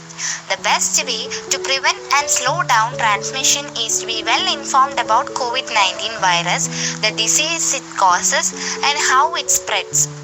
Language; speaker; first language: English; non-native, local second language; Malayalam